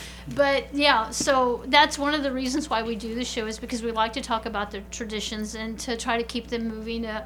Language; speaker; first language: English; early bilingual, other home language; Spanish